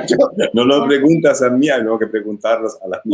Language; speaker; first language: Spanish; non-native, fluent; Italian